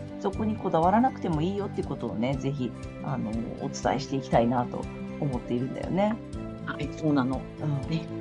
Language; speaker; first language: Japanese; native; Japanese